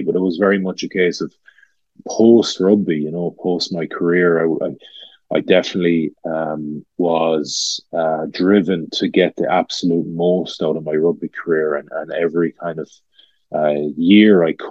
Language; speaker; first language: English; native; English